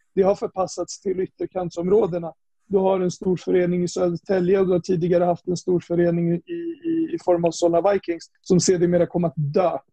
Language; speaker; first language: Swedish; native; Swedish